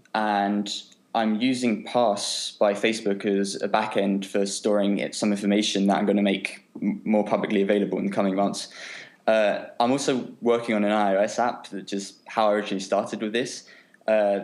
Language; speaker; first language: English; native; English